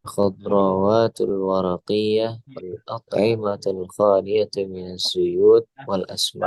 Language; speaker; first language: Arabic; non-native, learner; Indonesian